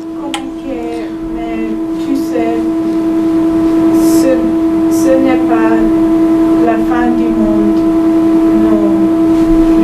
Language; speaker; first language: French; non-native, learner; English